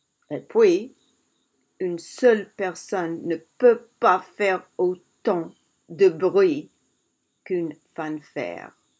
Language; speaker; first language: French; non-native, learner; English